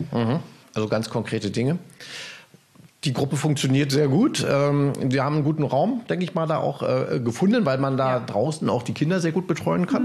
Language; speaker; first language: German; native; German